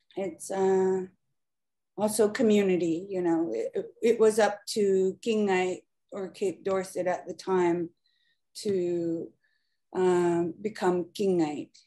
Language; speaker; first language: English; native; English